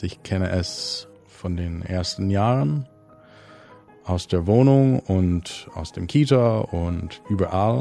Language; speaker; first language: German; non-native, fluent; English